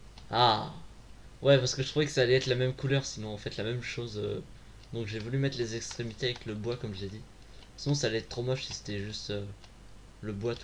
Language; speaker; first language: French; native; French